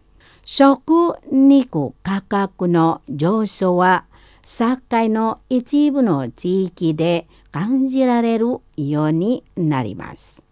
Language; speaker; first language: Japanese; non-native, learner; Indonesian